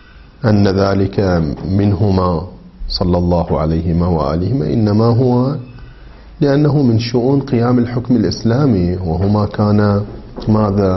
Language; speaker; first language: Arabic; native; Arabic